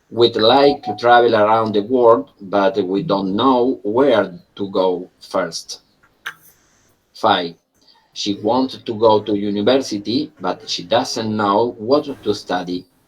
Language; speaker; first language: English; non-native, learner; Spanish